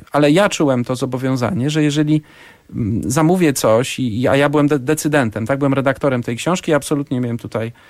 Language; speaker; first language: Polish; native; Polish